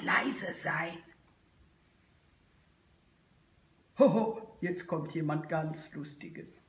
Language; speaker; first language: German; native; German